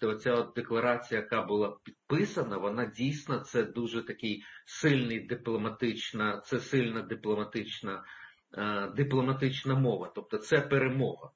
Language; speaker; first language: Ukrainian; native; Ukrainian